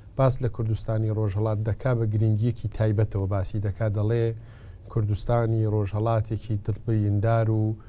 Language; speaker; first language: Central Kurdish; native; Central Kurdish